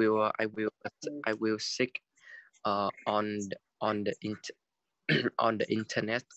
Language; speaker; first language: English; non-native, learner; Vietnamese